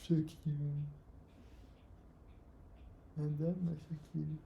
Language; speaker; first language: Arabic; non-native, learner; English